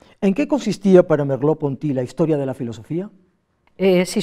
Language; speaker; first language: Spanish; native; Spanish